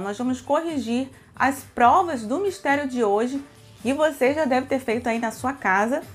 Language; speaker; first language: Portuguese; native; Portuguese